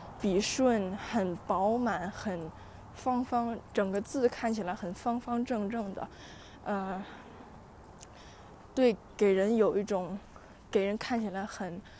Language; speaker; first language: Chinese; early bilingual, heritage; Chinese